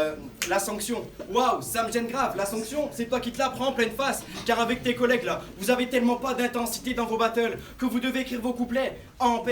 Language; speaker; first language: French; native; French